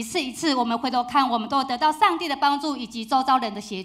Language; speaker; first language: Chinese; native; Chinese